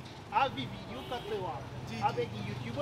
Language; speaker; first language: Hindi; non-native, learner; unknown